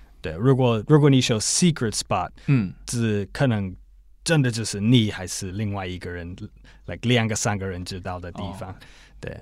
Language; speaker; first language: Chinese; non-native, fluent; English